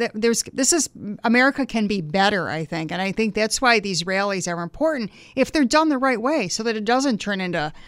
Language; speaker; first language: English; early bilingual, other home language; Italian